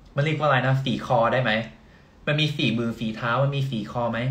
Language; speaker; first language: Thai; early bilingual, heritage; Thai